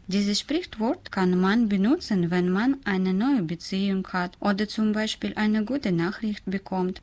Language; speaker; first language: German; non-native, learner; Russian